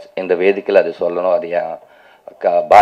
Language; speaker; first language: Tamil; non-native, local second language; Telugu